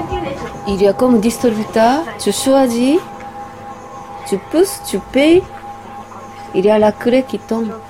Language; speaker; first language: French; non-native, learner; Japanese